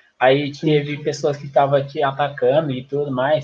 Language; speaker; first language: Portuguese; non-native, fluent; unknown